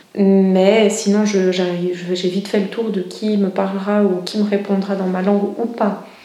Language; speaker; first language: French; non-native, local second language; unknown